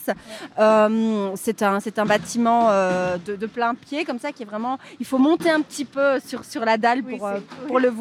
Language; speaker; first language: French; native; French